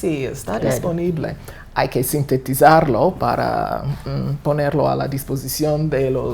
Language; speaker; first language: Spanish; non-native, fluent; English